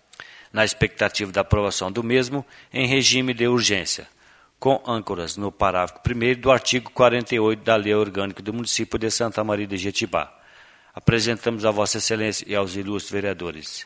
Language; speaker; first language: Portuguese; native; Portuguese